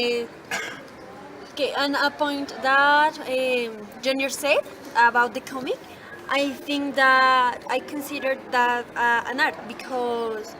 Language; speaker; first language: English; non-native, learner; Spanish